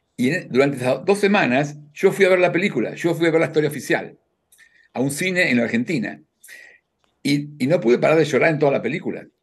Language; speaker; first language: Spanish; native; Spanish